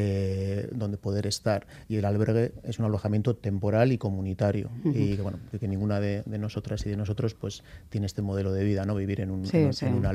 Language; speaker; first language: Spanish; native; Spanish